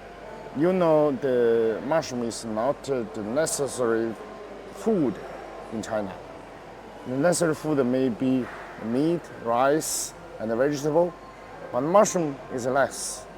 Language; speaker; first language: English; non-native, learner; Chinese